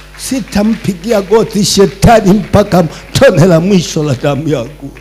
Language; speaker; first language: Swahili; non-native, local second language; Sukuma